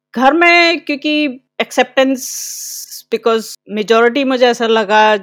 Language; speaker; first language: Hindi; native; Hindi